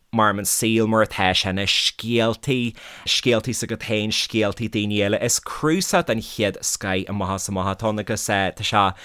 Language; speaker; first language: Irish; native; Irish